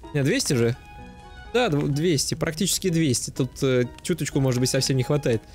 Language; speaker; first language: Russian; native; Russian